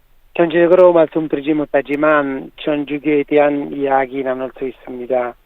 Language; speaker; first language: Korean; non-native, learner; Italian